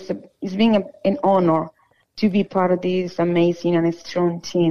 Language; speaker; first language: English; non-native, fluent; Spanish